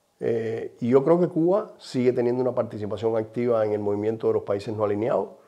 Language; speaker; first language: Spanish; native; Spanish